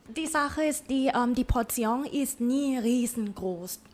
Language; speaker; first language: German; non-native, learner; Thai